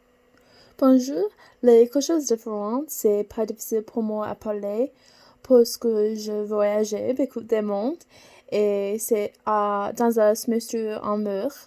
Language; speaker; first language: French; non-native, learner; English